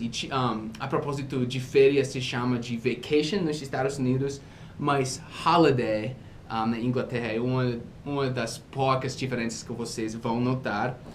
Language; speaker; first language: Portuguese; non-native, fluent; English